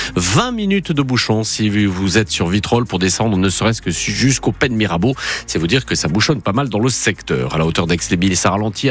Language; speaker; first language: French; native; French